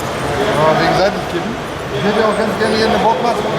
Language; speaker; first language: German; native; German